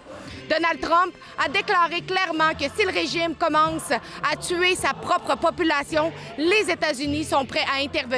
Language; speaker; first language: French; native; French